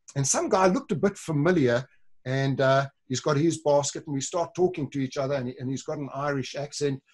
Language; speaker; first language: English; native; English